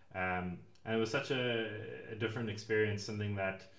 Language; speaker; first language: English; native; English